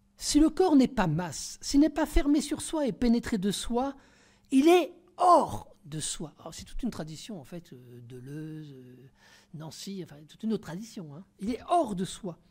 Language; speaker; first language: French; native; French